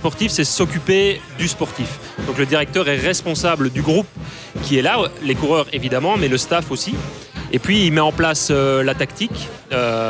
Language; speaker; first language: French; native; French